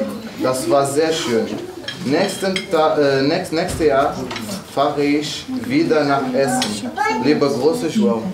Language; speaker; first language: German; non-native, learner; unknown